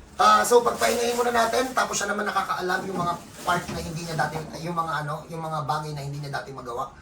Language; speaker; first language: Filipino; native; Filipino